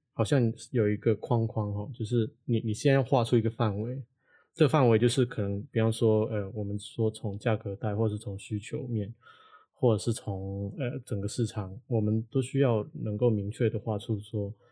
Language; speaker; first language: Chinese; non-native, local second language; Cantonese